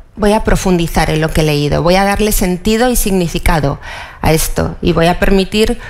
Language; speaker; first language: Spanish; native; Spanish